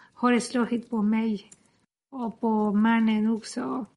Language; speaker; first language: Swedish; non-native, learner; Spanish